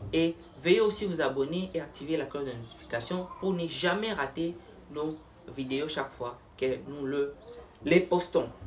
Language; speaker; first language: French; non-native, local second language; Lingala